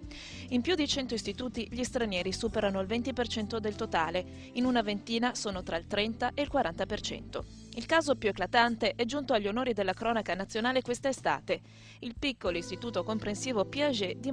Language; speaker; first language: Italian; native; Italian